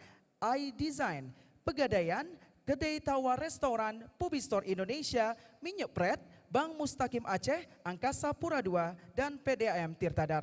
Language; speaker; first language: Indonesian; native; Indonesian